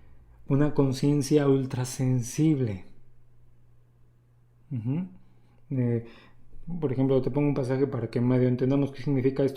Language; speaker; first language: Spanish; native; Spanish